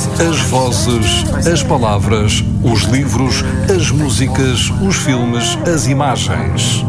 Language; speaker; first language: Portuguese; native; Portuguese